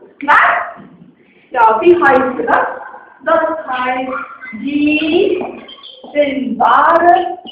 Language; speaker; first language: German; non-native, learner; Arabic